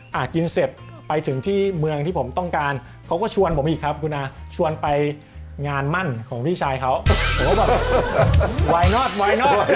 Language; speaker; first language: Thai; native; Thai